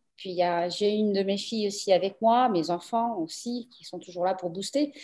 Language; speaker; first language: French; early bilingual, other home language; Portuguese